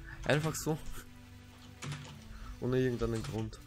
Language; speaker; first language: German; native; German